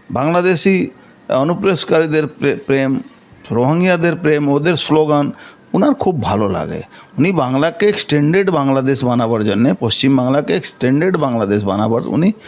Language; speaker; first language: Bangla; non-native, local second language; Hindi